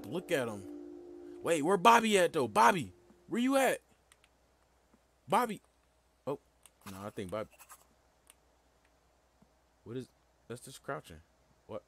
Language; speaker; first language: English; native; English